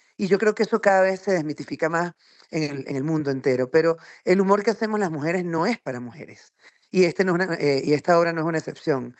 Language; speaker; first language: Spanish; native; Spanish